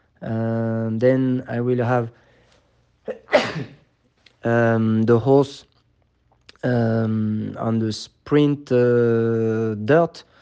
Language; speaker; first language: English; non-native, fluent; French